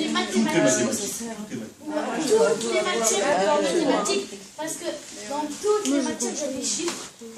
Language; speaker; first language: French; native; French